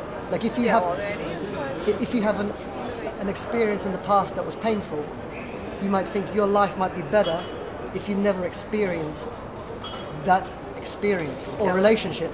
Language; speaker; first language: English; early bilingual, other home language; Russian